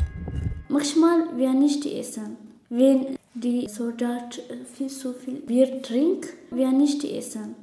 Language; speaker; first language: German; non-native, learner; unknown